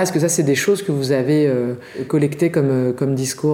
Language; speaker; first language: French; native; French